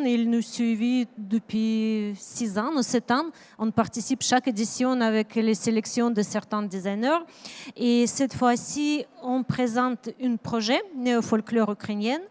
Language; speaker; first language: French; non-native, learner; Ukrainian